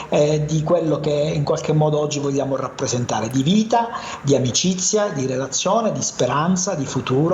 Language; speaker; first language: Italian; native; Italian